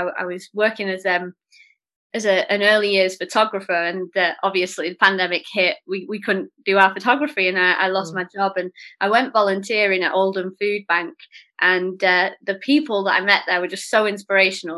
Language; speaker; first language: English; native; English